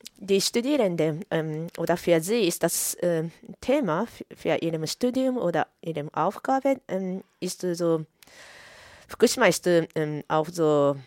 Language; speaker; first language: German; non-native, fluent; Japanese